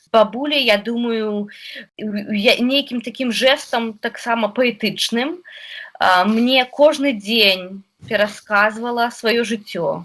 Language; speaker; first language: Belarusian; non-native, local second language; Russian